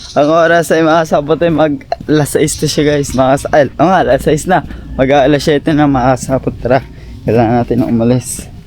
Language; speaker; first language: Filipino; native; Filipino